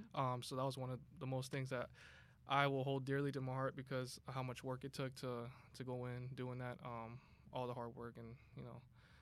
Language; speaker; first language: English; native; English